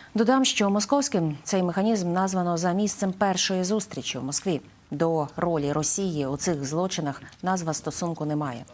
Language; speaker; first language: Ukrainian; native; Ukrainian